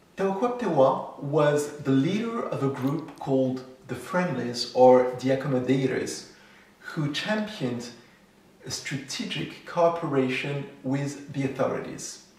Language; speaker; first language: English; non-native, fluent; French